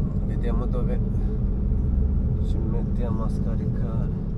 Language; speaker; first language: Italian; non-native, fluent; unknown